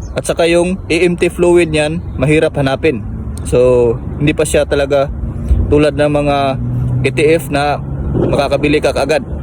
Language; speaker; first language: Filipino; native; Filipino